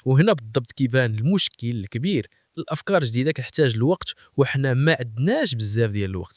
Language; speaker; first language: Arabic; native; Arabic